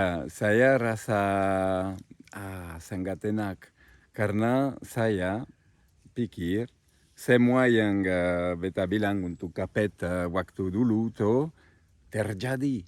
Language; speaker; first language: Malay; non-native, fluent; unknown